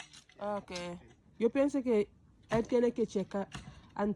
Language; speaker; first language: Spanish; non-native, learner; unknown